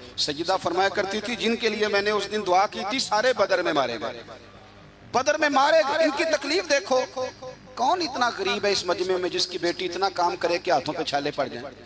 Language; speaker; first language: Urdu; non-native, local second language; Punjabi